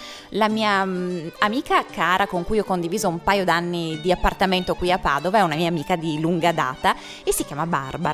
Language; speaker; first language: Italian; native; Italian